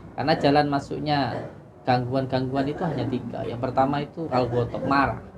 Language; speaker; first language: Indonesian; non-native, local second language; Javanese